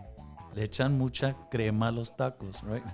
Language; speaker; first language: Spanish; early bilingual, heritage; Spanish